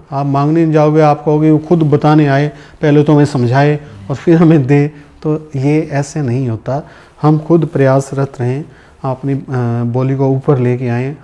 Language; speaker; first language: Hindi; non-native, local second language; Punjabi